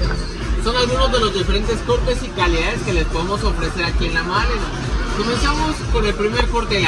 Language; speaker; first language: Spanish; native; Spanish